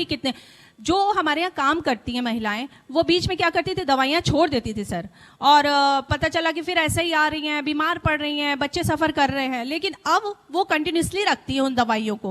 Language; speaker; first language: Hindi; native; Hindi